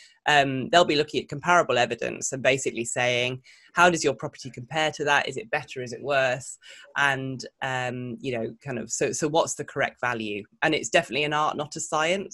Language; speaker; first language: English; native; English